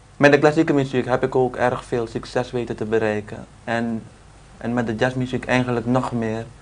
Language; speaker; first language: Dutch; native; Dutch